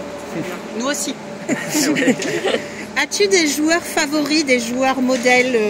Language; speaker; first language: French; native; French